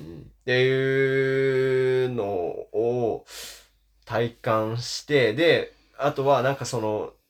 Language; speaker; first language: Japanese; early bilingual, other home language; German